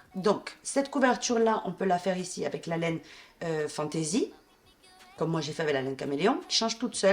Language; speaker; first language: French; native; French